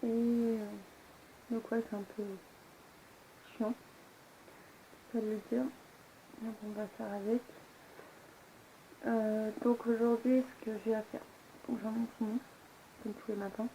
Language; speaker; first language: French; native; French